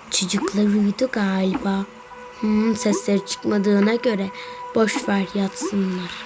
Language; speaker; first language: Turkish; native; Turkish